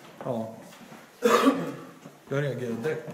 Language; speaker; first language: Swedish; native; Swedish